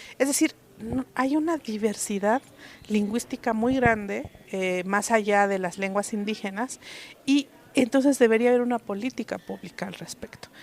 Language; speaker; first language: Spanish; non-native, local second language; Mixtepec Mixtec